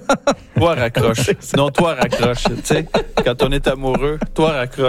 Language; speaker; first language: French; native; French